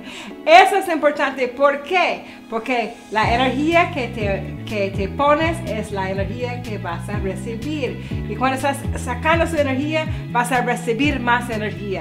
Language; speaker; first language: Spanish; non-native, learner; English